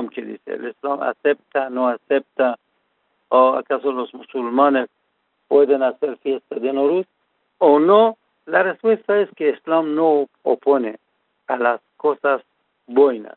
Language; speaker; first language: Spanish; non-native, fluent; Persian